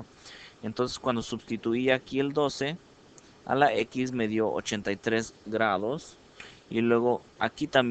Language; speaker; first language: Spanish; early bilingual, heritage; Spanish